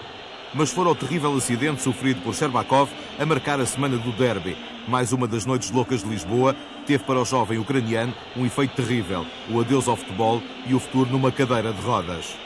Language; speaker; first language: Portuguese; native; Portuguese